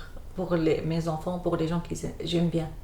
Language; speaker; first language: French; non-native, learner; Arabic